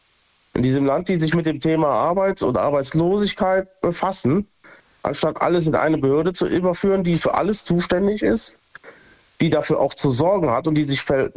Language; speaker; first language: German; native; German